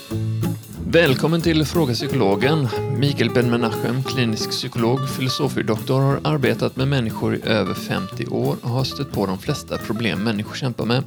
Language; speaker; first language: Swedish; native; Swedish